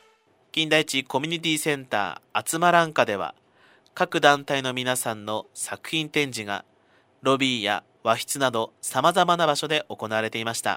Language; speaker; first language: Japanese; native; Japanese